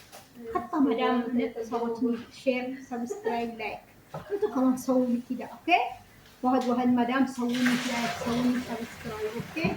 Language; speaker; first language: Arabic; non-native, learner; Amharic